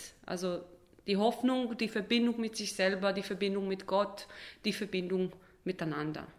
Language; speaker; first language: German; non-native, fluent; Hebrew